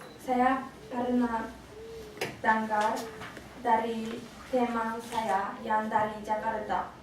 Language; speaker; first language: Indonesian; non-native, learner; Japanese